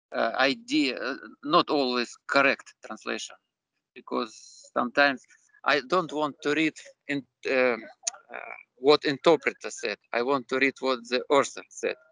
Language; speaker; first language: English; non-native, learner; Russian